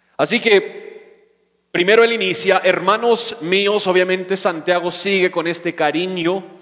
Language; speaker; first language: Spanish; non-native, fluent; English